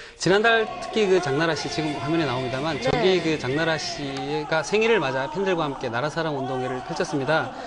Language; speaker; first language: Korean; native; Korean